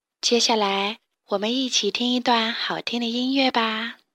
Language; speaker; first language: Chinese; native; Chinese